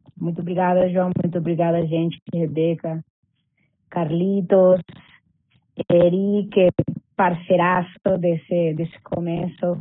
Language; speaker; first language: Portuguese; non-native, fluent; Spanish